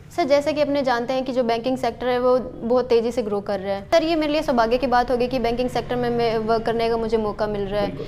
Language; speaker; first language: Hindi; native; Hindi